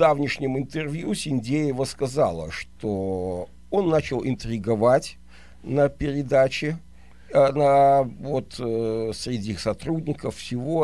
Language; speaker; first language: Russian; native; Russian